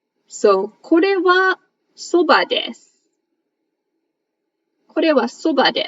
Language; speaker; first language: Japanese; non-native, fluent; English